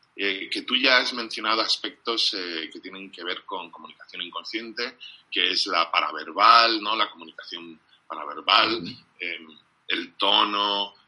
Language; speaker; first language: Spanish; non-native, fluent; English